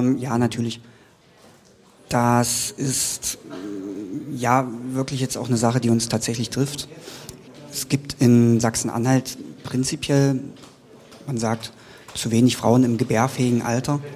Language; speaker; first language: German; native; German